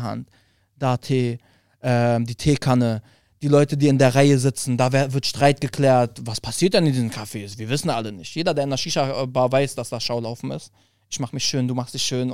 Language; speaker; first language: German; early bilingual, other home language; Arabic